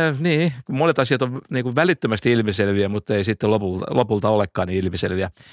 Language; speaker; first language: Finnish; native; Finnish